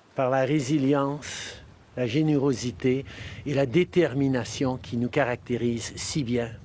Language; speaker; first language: French; native; French